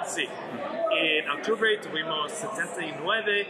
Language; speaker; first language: Spanish; non-native, learner; English